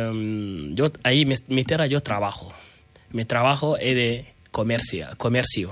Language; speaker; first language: Spanish; non-native, learner; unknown